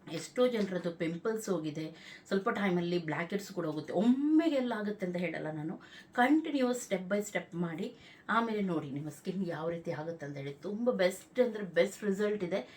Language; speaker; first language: Kannada; non-native, local second language; Konkani